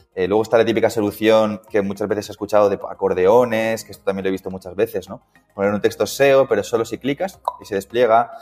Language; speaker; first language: Spanish; native; Spanish